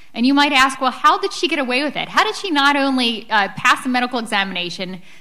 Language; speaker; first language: English; native; English